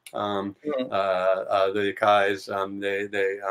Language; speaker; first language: English; native; English